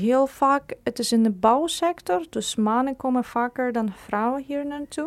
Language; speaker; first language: Dutch; non-native, fluent; Ukrainian